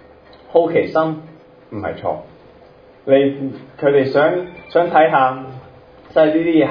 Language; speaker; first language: Cantonese; early bilingual, other home language; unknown